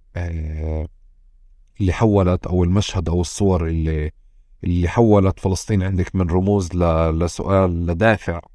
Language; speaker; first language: Arabic; native; Arabic